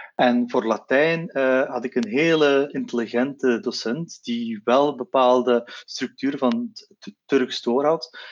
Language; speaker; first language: Dutch; non-native, local second language; Turkish